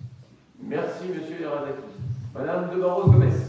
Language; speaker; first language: French; native; French